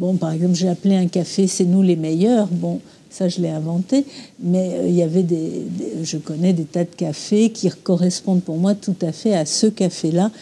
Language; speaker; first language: French; early bilingual, other home language; English